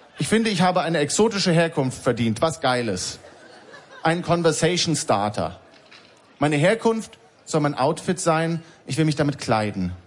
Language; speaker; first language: German; native; German